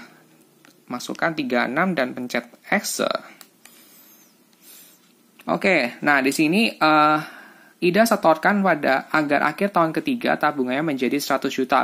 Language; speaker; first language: Indonesian; native; Indonesian